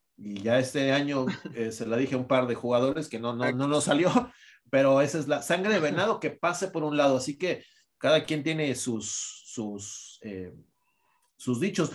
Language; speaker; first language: Spanish; native; Spanish